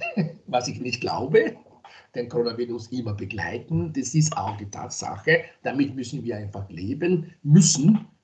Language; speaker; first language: German; non-native, fluent; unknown